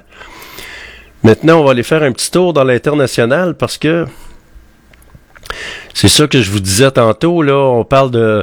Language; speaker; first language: French; native; French